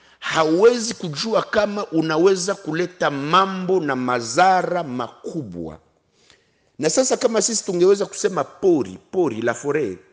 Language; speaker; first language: Swahili; non-native, local second language; Kinyarwanda